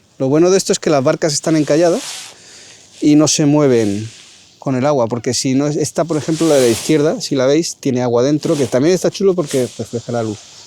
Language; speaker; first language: Spanish; native; Spanish